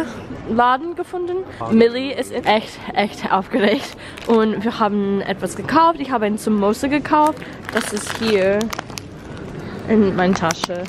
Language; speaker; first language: German; non-native, learner; English